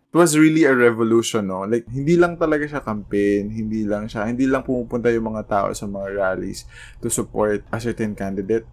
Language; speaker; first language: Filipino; non-native, local second language; Waray